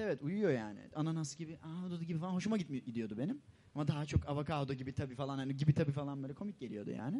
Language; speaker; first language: Turkish; native; Turkish